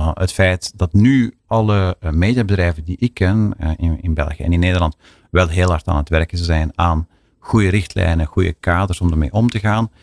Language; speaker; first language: Dutch; native; Dutch